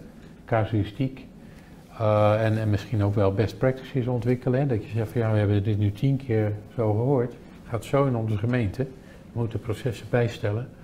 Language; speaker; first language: Dutch; native; Dutch